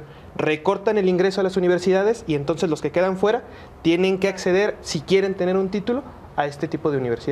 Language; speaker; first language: Spanish; native; Spanish